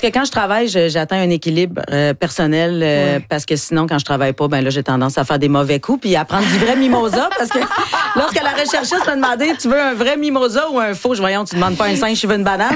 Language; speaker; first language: French; native; French